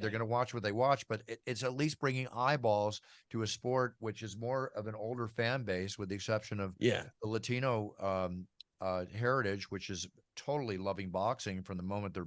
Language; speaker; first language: English; native; English